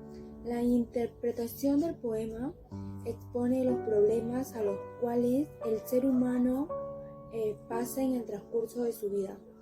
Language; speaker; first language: Spanish; native; Spanish